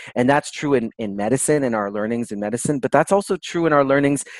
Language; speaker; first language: English; native; English